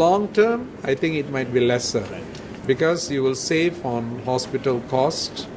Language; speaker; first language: English; non-native, local second language; Malay